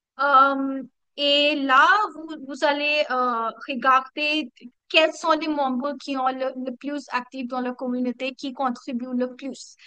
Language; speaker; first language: French; non-native, learner; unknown